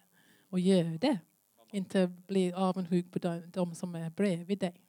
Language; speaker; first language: Swedish; non-native, learner; English